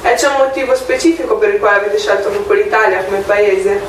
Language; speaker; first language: Italian; native; Italian